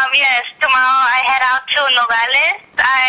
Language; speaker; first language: English; native; English